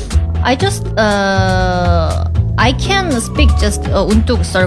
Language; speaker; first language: English; non-native, learner; Korean